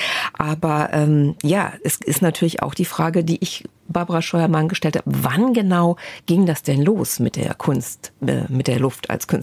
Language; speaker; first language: German; native; German